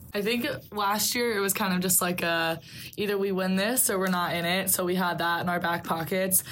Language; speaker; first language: English; native; English